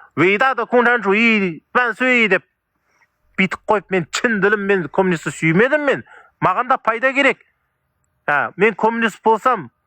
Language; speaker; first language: Kazakh; native; Kazakh